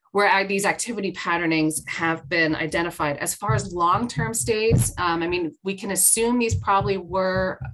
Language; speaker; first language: English; native; English